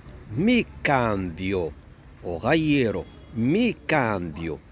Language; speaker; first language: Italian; non-native, fluent; Arabic